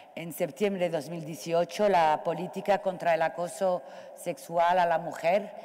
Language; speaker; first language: Spanish; non-native, fluent; Arabic